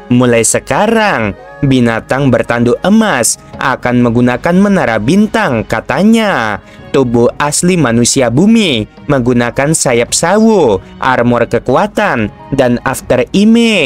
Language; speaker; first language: Indonesian; native; Indonesian